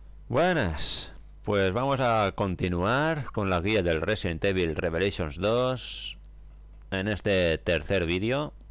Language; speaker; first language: Spanish; native; Spanish